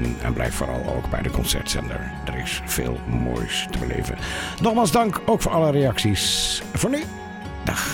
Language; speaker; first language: Dutch; native; Dutch